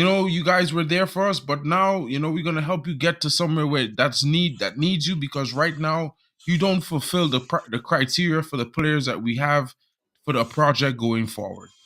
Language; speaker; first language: English; native; English